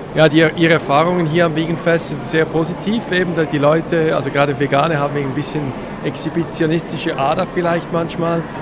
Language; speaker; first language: German; native; German